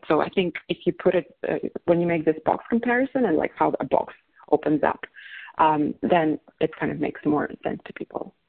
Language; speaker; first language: English; non-native, fluent; Russian